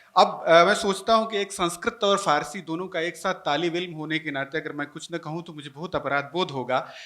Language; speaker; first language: Hindi; native; Hindi